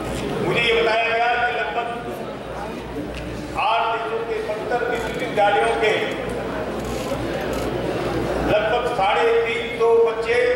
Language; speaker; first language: Hindi; native; Hindi